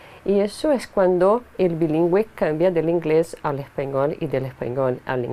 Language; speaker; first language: Spanish; non-native, fluent; Portuguese